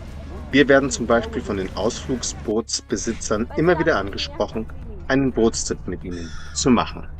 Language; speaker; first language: German; native; German